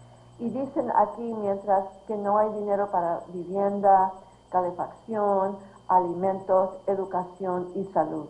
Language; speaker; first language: Spanish; early bilingual, heritage; Spanish